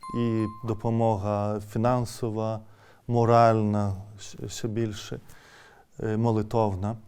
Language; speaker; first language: Ukrainian; non-native, fluent; Lithuanian